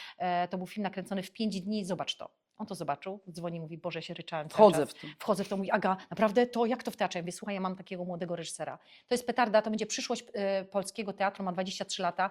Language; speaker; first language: Polish; native; Polish